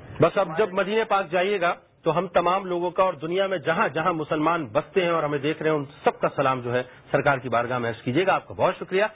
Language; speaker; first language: Urdu; native; Urdu